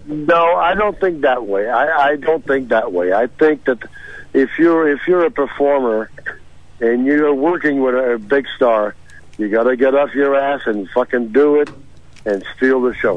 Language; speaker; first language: English; non-native, fluent; French